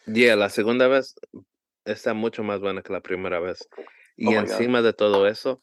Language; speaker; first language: Spanish; early bilingual, heritage; Spanish